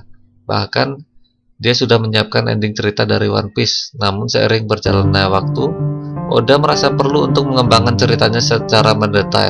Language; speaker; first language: Indonesian; native; Indonesian